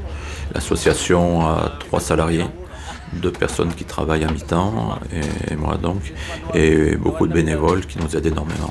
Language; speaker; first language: French; native; French